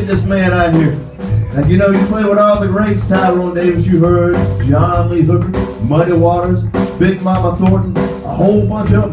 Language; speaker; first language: English; native; English